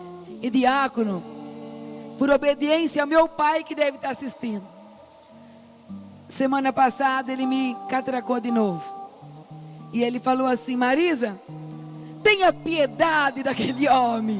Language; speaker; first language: Portuguese; native; Portuguese